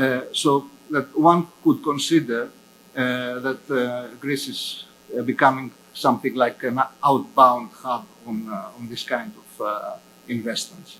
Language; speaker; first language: English; non-native, fluent; Greek